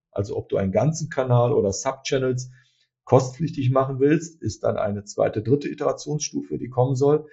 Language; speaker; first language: German; early bilingual, other home language; Turkish